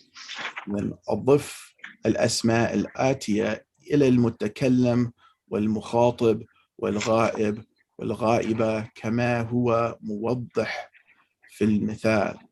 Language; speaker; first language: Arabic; non-native, fluent; English